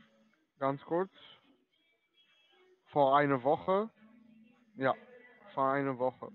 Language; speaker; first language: German; non-native, learner; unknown